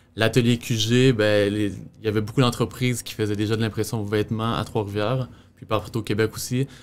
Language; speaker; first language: French; native; French